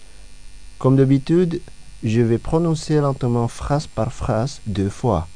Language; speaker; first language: French; non-native, fluent; Indonesian